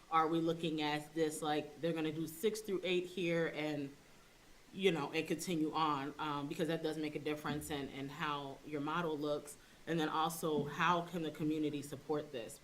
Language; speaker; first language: English; native; English